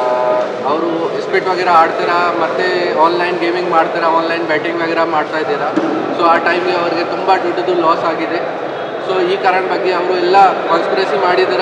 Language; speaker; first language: Kannada; non-native, local second language; Hindi